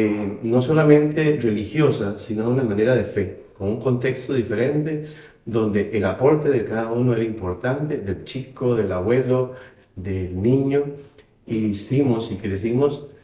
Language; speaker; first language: Spanish; native; Spanish